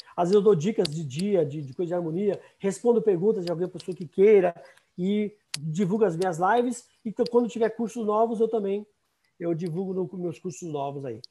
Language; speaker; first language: Portuguese; native; Portuguese